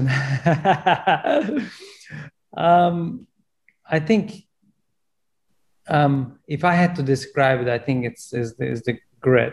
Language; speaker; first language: English; non-native, fluent; Turkish